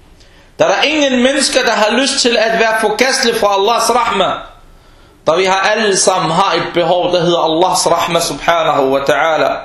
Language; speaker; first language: Danish; early bilingual, other home language; Arabic